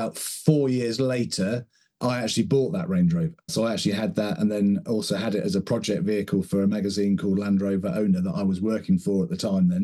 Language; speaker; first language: English; native; English